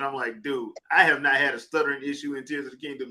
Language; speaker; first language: English; native; English